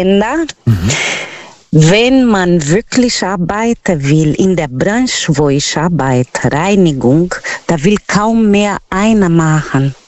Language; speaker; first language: German; non-native, learner; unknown